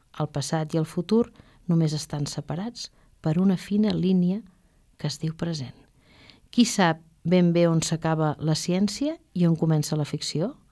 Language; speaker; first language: Catalan; native; Catalan